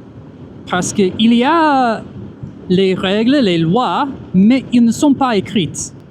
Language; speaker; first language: French; non-native, fluent; English